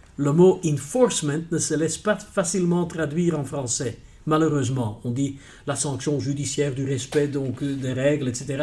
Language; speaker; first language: French; non-native, local second language; Dutch